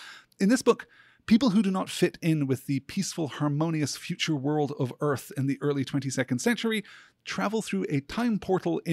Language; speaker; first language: English; native; English